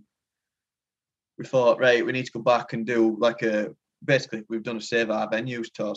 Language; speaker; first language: English; native; English